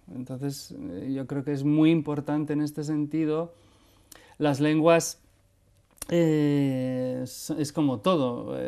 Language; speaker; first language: Spanish; non-native, local second language; Basque